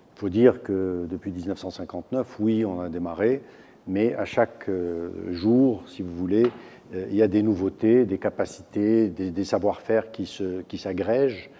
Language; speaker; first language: French; non-native, local second language; Arabic